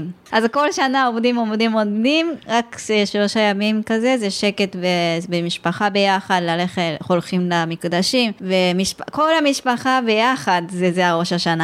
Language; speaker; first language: Hebrew; non-native, learner; Japanese